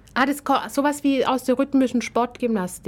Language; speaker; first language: German; native; German